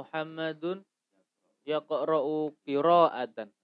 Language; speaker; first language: Arabic; non-native, learner; Indonesian